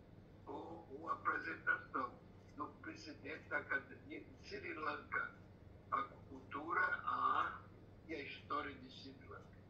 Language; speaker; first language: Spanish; non-native, fluent; Portuguese